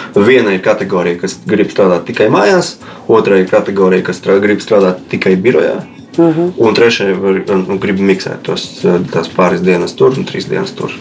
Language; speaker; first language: Latvian; non-native, local second language; Russian